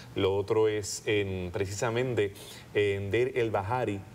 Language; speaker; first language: Spanish; native; Spanish